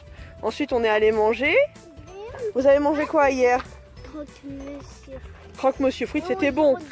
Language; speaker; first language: French; native; French